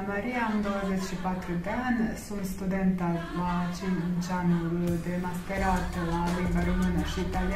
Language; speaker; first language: Romanian; non-native, learner; Croatian